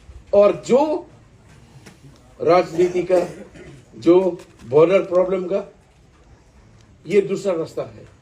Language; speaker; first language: Hindi; non-native, local second language; Khasi